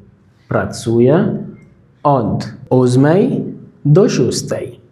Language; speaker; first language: Polish; non-native, learner; Arabic